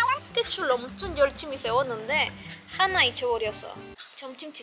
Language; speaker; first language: Korean; non-native, learner; Spanish